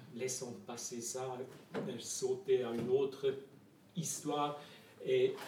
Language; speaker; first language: French; non-native, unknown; German